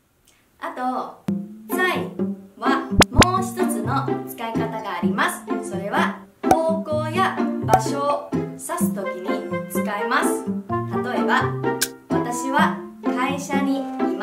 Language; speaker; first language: Japanese; non-native, fluent; Chinese